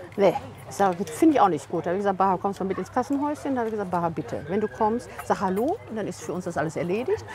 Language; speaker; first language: German; native; German